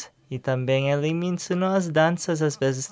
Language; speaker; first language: Portuguese; non-native, learner; English